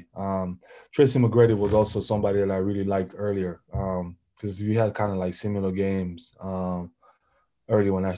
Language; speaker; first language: English; non-native, local second language; French